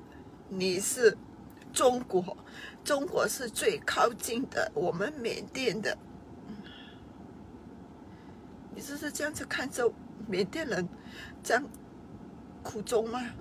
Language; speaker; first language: Chinese; non-native, fluent; Burmese